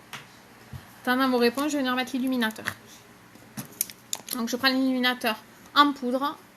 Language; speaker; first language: French; native; French